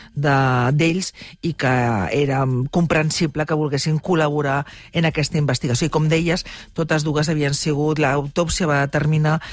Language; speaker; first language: Catalan; non-native, local second language; Spanish